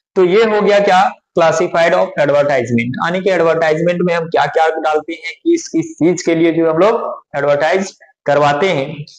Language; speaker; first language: Hindi; native; Hindi